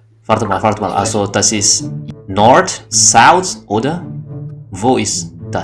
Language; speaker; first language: German; non-native, learner; Indonesian